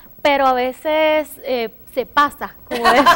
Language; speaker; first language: Spanish; native; Spanish